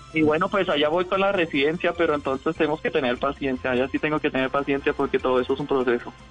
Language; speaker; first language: Spanish; non-native, fluent; German